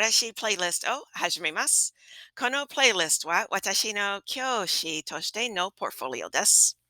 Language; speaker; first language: Japanese; non-native, fluent; English